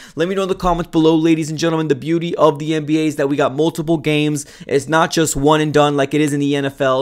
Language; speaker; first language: English; native; English